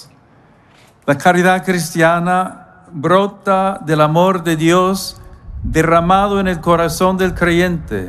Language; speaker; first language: Spanish; non-native, fluent; English